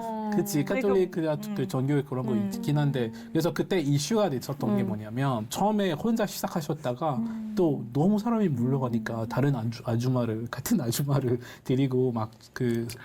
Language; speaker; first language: Korean; non-native, fluent; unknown